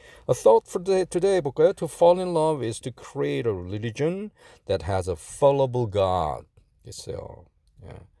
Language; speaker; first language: English; non-native, fluent; Korean